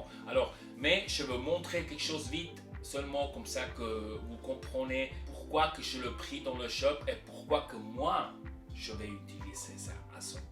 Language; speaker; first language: French; non-native, local second language; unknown